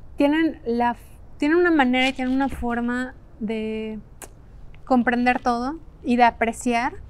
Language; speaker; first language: Spanish; native; Spanish